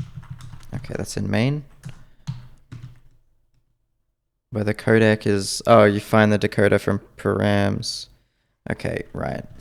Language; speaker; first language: English; native; English